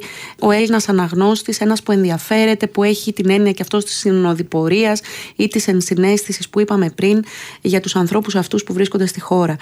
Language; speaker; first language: Greek; native; Greek